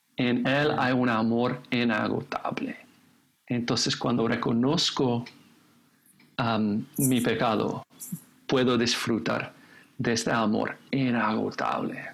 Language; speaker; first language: Spanish; non-native, fluent; English